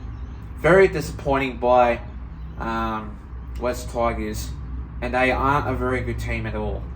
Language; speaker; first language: English; native; English